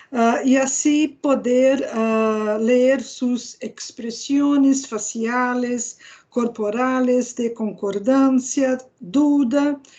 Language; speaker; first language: Spanish; non-native, fluent; Portuguese